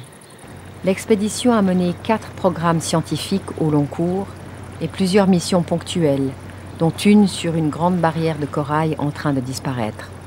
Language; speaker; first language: French; native; French